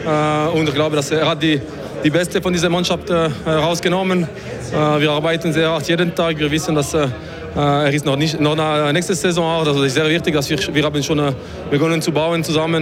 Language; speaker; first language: German; non-native, fluent; French